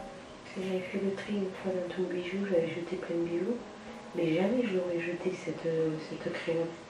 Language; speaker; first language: French; native; French